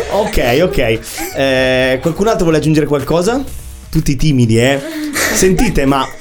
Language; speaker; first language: Italian; native; Italian